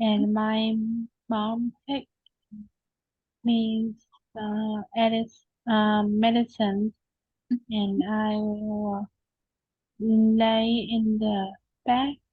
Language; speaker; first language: English; non-native, learner; Vietnamese